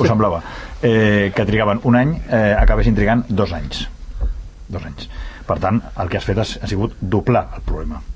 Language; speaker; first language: Catalan; native; Catalan